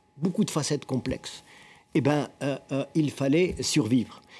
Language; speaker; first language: French; non-native, local second language; Arabic